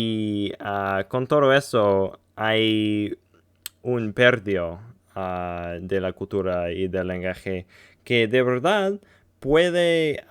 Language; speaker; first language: Spanish; non-native, learner; English